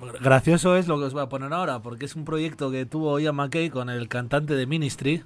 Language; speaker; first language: Spanish; native; Spanish